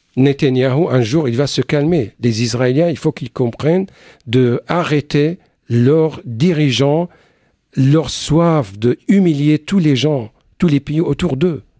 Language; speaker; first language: French; non-native, fluent; Arabic